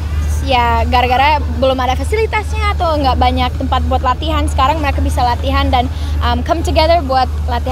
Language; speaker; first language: Indonesian; early bilingual, heritage; Indonesian